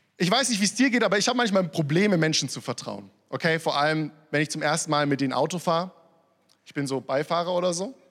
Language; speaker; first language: German; early bilingual, other home language; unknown